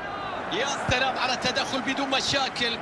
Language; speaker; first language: Arabic; native; Arabic